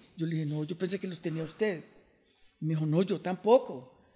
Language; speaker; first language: Spanish; native; Spanish